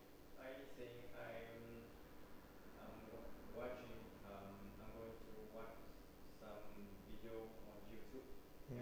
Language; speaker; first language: English; non-native, learner; Vietnamese